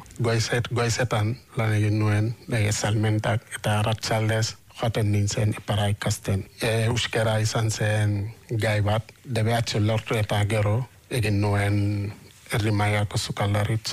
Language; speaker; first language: Basque; non-native, fluent; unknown